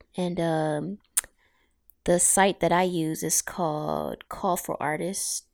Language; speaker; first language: English; native; English